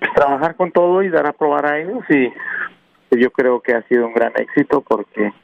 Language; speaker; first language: Spanish; non-native, local second language; Kʼicheʼ